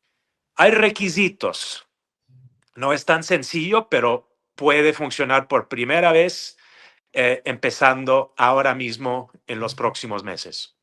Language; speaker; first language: Spanish; non-native, fluent; English